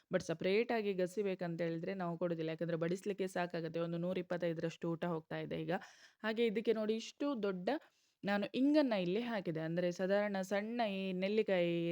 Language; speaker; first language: Kannada; non-native, local second language; Konkani